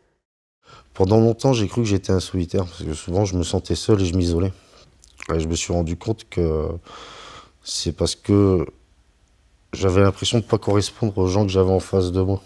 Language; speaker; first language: French; native; French